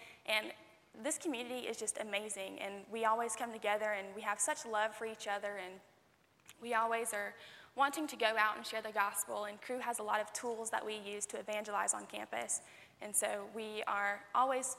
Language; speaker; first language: English; native; English